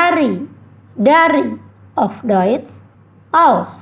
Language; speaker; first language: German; non-native, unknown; Indonesian